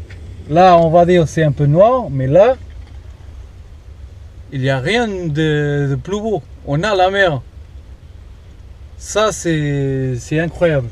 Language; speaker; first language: French; non-native, fluent; Portuguese